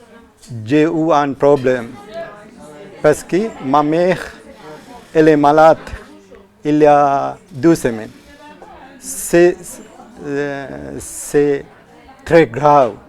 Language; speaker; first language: French; non-native, learner; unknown